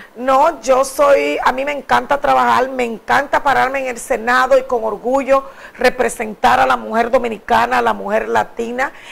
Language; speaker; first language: Spanish; native; Spanish